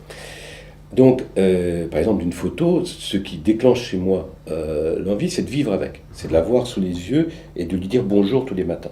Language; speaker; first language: French; early bilingual, other home language; Romanian